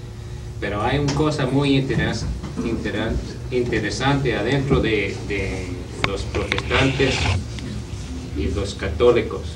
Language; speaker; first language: Spanish; non-native, learner; English